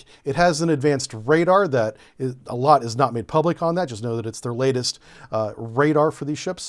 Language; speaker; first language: English; native; English